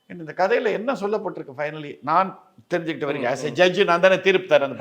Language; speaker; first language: Tamil; native; Tamil